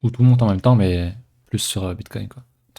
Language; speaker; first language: French; native; French